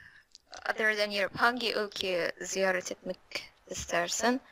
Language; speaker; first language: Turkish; non-native, learner; Arabic